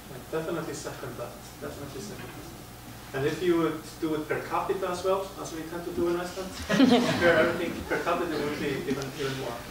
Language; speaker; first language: English; non-native, fluent; Icelandic